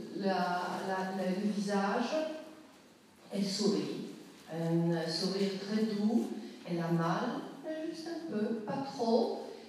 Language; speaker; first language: French; non-native, fluent; Polish